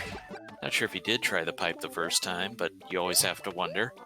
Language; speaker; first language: English; native; English